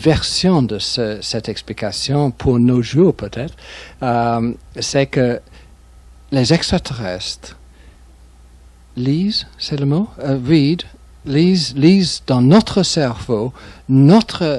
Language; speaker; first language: French; non-native, fluent; English